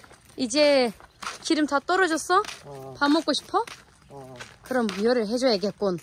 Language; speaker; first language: Korean; non-native, fluent; Turkish